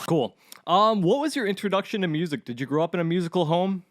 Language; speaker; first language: English; native; English